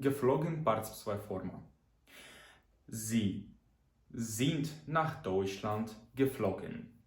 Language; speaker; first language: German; non-native, fluent; Ukrainian